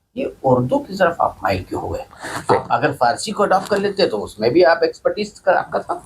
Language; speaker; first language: Urdu; native; Urdu